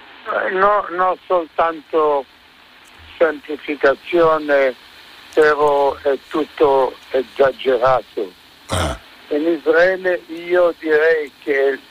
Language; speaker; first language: Italian; non-native, fluent; Hebrew